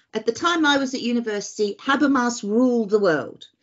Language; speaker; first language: English; native; English